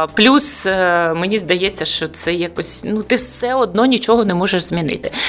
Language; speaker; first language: Ukrainian; non-native, local second language; Russian